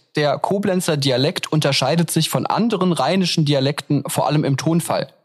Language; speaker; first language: German; native; German